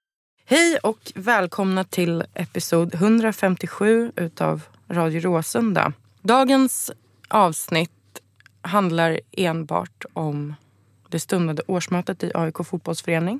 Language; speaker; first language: Swedish; native; Swedish